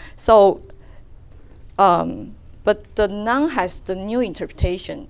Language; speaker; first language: English; non-native, fluent; Chinese